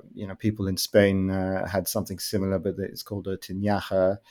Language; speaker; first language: English; native; English